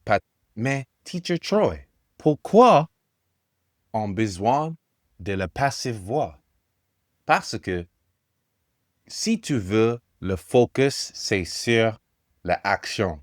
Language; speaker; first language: French; non-native, learner; English